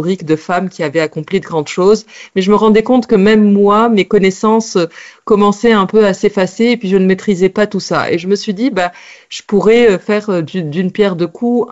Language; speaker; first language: French; non-native, local second language; Arabic